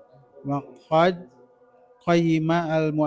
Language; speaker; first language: Arabic; non-native, learner; Indonesian